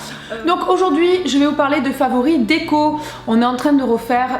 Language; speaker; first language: French; native; French